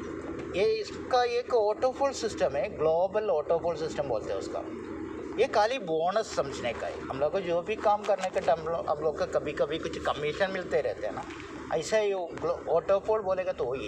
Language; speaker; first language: Hindi; non-native, local second language; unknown